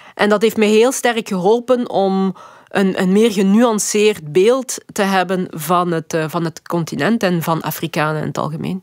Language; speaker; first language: Dutch; early bilingual, other home language; Lingala